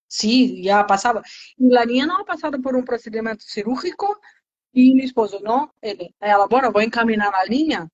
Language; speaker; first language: Spanish; non-native, learner; Portuguese